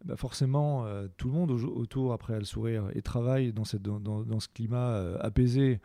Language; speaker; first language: French; native; French